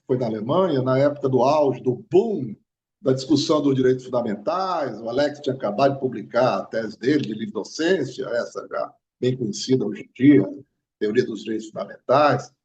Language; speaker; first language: Portuguese; native; Portuguese